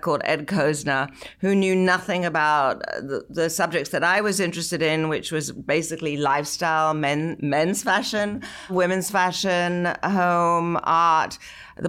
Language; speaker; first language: English; native; English